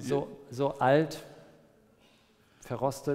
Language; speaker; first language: German; non-native, fluent; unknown